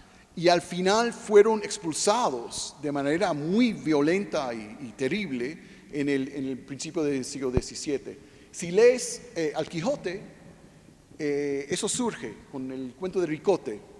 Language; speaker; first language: Spanish; non-native, fluent; English